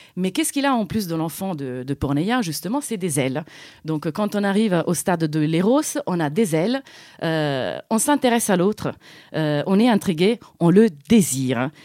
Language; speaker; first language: French; non-native, fluent; Italian